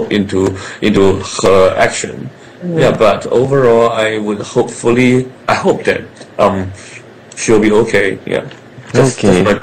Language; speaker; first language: English; non-native, local second language; Chinese